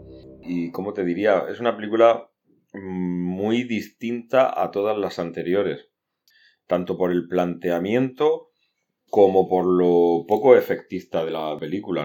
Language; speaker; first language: Spanish; native; Spanish